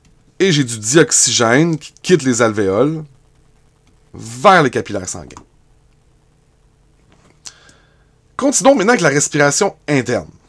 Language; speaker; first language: French; native; French